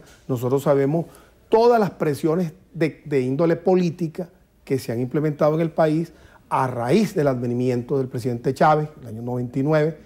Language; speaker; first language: Spanish; native; Spanish